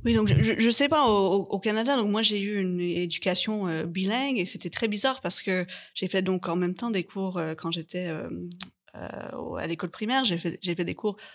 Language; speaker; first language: French; native; French